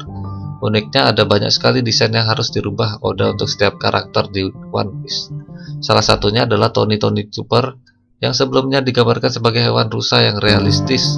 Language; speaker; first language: Indonesian; native; Indonesian